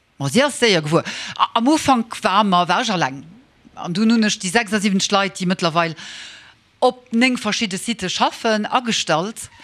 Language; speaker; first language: Luxembourgish; early bilingual, heritage; Luxembourgish